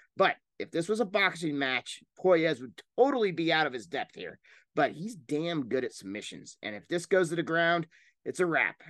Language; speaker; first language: English; native; English